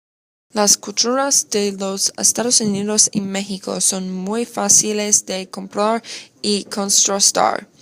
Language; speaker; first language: Spanish; non-native, learner; English